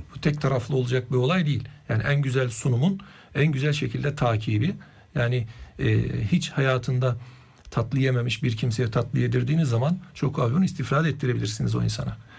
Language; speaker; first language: Turkish; native; Turkish